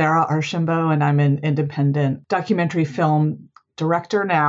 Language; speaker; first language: English; native; English